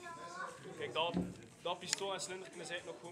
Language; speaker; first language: Dutch; native; Dutch